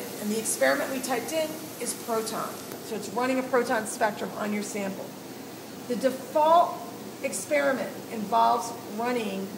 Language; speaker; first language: English; native; English